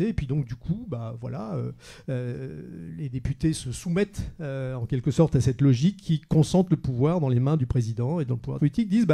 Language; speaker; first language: French; native; French